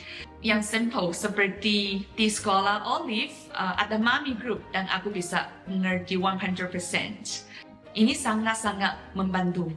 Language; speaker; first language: Indonesian; non-native, fluent; Chinese